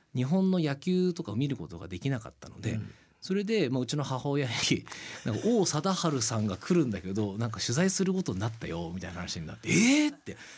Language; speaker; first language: Japanese; native; Japanese